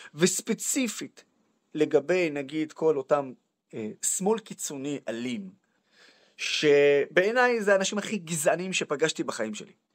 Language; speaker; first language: Hebrew; non-native, local second language; Arabic